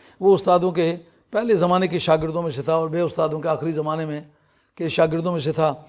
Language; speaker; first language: Urdu; non-native, local second language; Punjabi